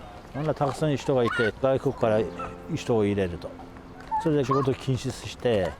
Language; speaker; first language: Japanese; non-native, fluent; Kurdish